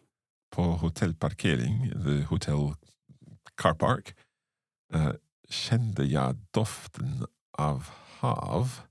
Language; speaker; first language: Swedish; non-native, learner; English